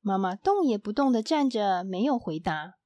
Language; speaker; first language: Chinese; native; Chinese